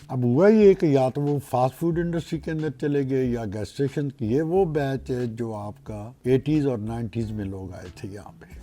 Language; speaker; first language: Urdu; non-native, local second language; Punjabi